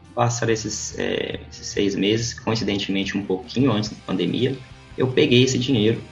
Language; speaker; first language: Portuguese; native; Portuguese